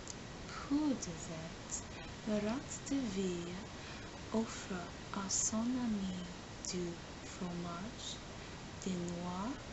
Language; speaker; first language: French; non-native, learner; English